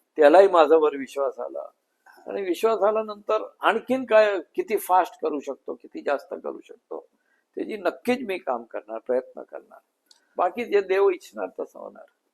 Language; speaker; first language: Marathi; non-native, local second language; Gujarati